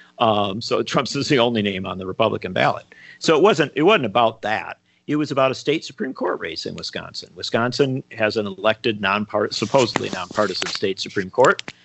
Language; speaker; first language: English; native; English